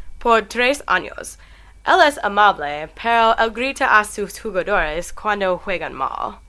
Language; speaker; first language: Spanish; non-native, learner; English